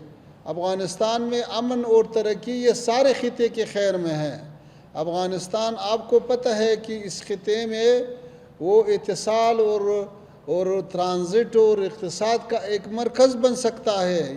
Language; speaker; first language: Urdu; non-native, fluent; Pashto